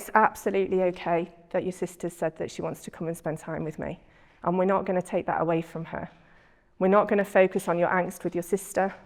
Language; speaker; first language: English; native; English